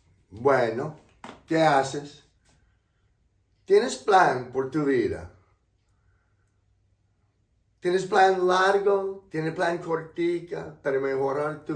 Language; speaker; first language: Spanish; non-native, learner; English